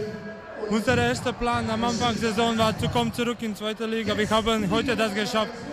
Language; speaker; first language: German; non-native, learner; Croatian